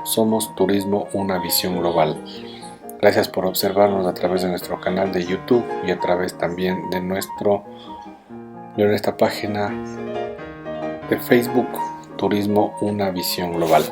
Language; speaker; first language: Spanish; native; Spanish